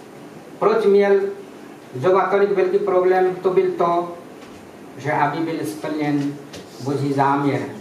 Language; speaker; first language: Czech; non-native, fluent; Ukrainian